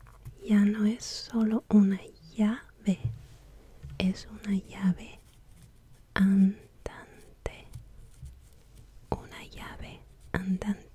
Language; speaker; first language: Spanish; non-native, fluent; Russian